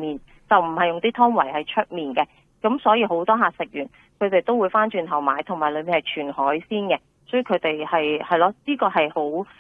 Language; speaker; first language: Cantonese; native; Cantonese